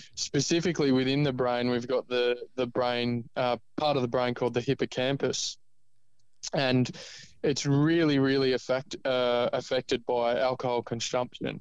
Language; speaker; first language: English; native; English